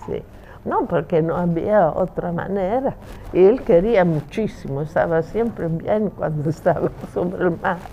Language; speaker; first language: Spanish; non-native, fluent; Italian